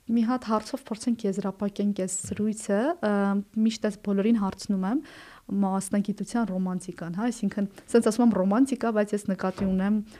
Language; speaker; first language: Armenian; native; Armenian